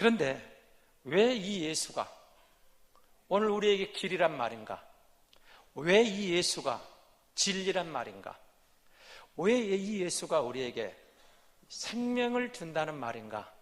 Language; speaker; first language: Korean; native; Korean